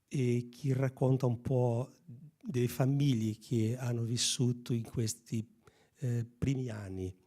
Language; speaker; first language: Italian; non-native, fluent; Portuguese